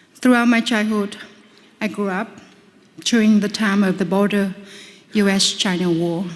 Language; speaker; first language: English; non-native, fluent; Vietnamese